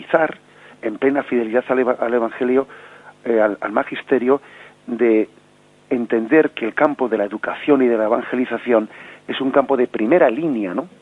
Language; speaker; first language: Spanish; native; Spanish